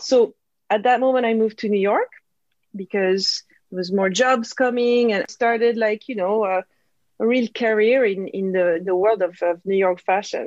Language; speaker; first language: English; non-native, fluent; French